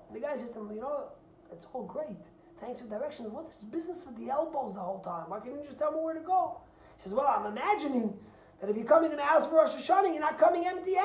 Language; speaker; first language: English; native; English